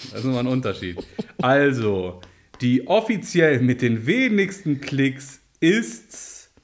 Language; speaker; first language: German; native; German